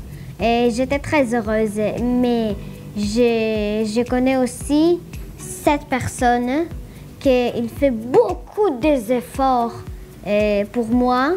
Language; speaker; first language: French; non-native, learner; Greek